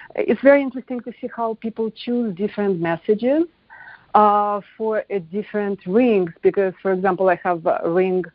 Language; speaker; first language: English; non-native, fluent; Russian